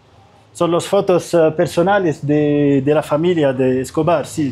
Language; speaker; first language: Spanish; non-native, learner; Arabic